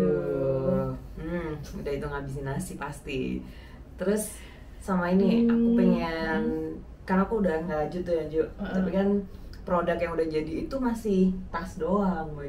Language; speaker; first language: Indonesian; native; Indonesian